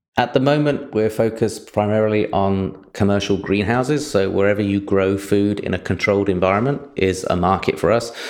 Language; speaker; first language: English; native; English